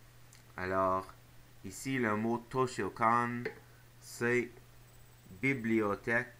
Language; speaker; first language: French; non-native, local second language; English